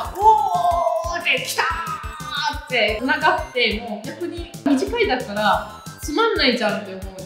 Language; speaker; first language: Japanese; non-native, fluent; Italian